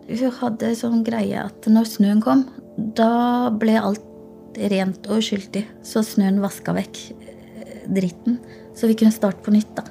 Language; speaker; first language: Norwegian; early bilingual, other home language; Portuguese